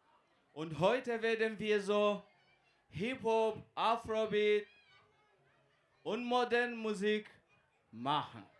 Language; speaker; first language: German; non-native, fluent; Kinyarwanda